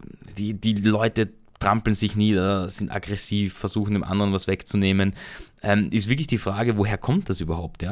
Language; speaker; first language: German; native; German